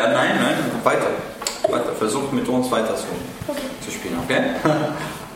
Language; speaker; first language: German; non-native, fluent; Arabic